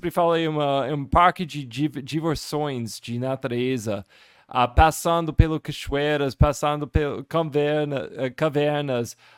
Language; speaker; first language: Portuguese; non-native, fluent; English